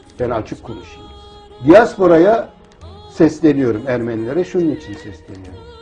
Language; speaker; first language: Turkish; native; Turkish